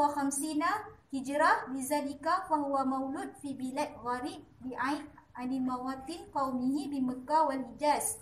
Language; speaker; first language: Arabic; non-native, learner; Malay